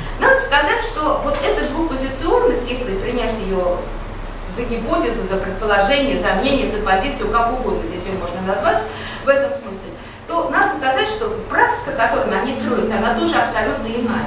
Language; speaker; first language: Russian; native; Russian